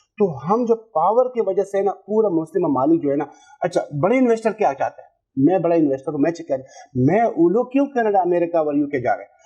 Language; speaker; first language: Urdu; non-native, local second language; Pashto